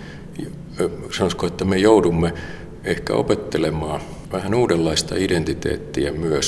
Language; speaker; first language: Finnish; native; Finnish